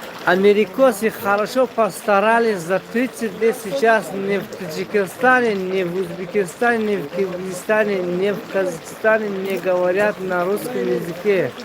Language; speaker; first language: Russian; non-native, local second language; Tajik